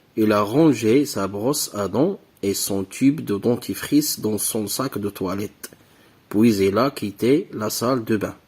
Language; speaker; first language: French; non-native, local second language; Arabic